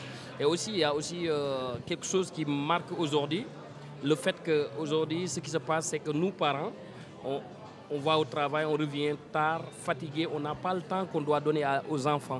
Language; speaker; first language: French; non-native, local second language; Wolof